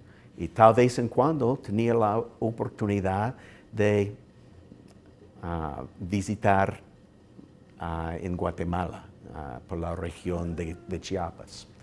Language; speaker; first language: Spanish; non-native, learner; English